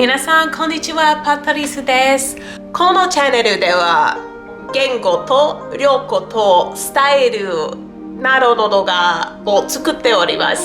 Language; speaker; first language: Japanese; non-native, learner; English